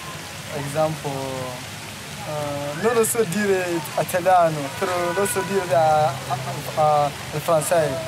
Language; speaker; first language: Italian; non-native, learner; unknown